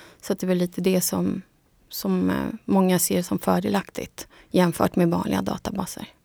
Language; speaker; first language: Swedish; non-native, fluent; Spanish